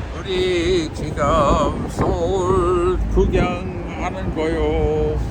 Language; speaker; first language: Korean; non-native, fluent; English